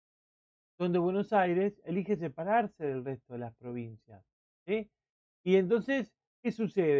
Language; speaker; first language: Spanish; native; Spanish